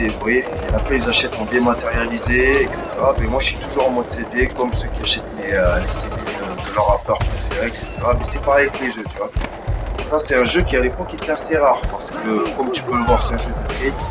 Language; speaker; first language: French; native; French